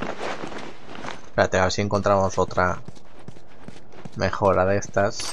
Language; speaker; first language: Spanish; native; Spanish